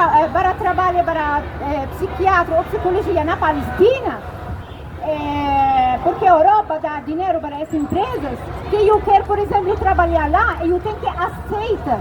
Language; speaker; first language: Portuguese; non-native, learner; Arabic